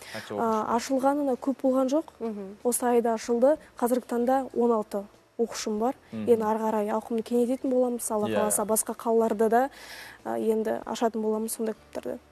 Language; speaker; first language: Kazakh; non-native, local second language; Russian